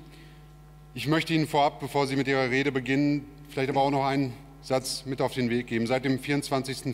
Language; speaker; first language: German; native; German